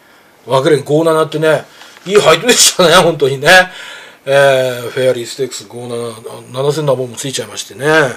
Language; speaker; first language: Japanese; native; Japanese